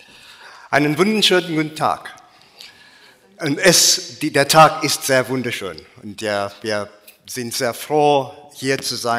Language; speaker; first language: German; non-native, fluent; English